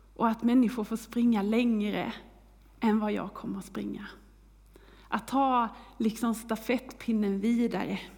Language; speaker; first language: Swedish; native; Swedish